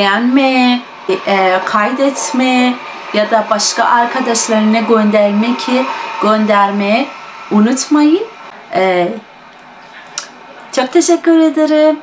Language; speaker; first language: Turkish; non-native, fluent; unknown